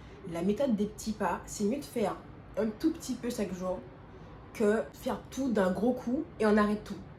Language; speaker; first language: French; native; French